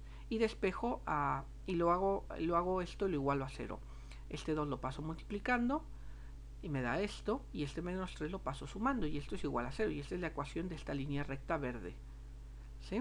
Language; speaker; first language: Spanish; native; Spanish